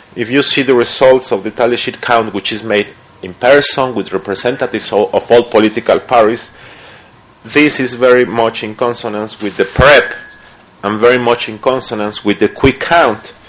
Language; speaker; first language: English; non-native, fluent; Spanish